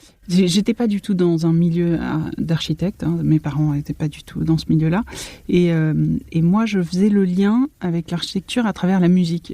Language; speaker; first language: French; native; French